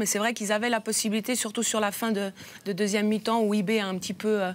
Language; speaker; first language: French; native; French